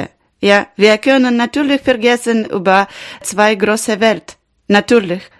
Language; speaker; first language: German; non-native, learner; Ukrainian